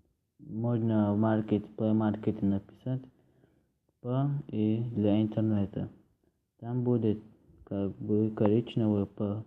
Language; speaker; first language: Russian; early bilingual, heritage; Russian